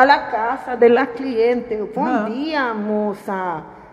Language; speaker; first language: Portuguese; non-native, learner; Spanish